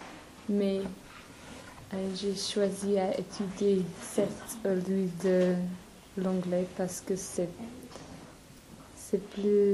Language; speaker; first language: French; non-native, learner; English